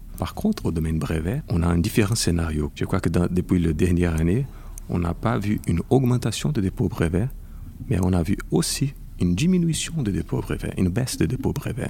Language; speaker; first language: French; non-native, fluent; Portuguese